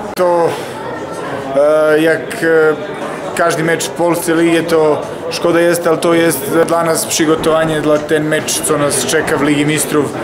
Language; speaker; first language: Polish; non-native, learner; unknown